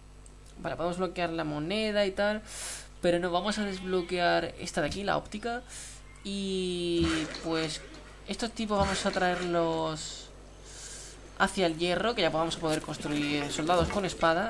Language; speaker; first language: Spanish; native; Spanish